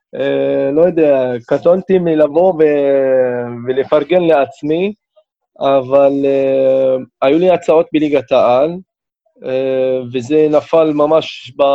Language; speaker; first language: Hebrew; non-native, local second language; Arabic